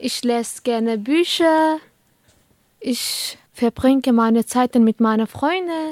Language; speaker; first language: German; early bilingual, other home language; Kurdish